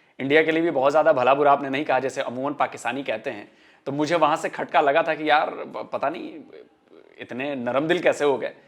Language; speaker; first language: Hindi; native; Hindi